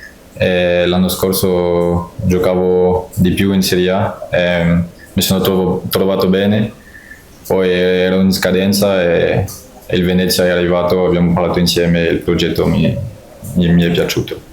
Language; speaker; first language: Italian; non-native, fluent; French